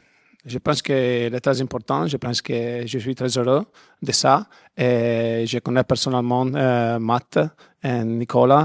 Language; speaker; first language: French; non-native, learner; Italian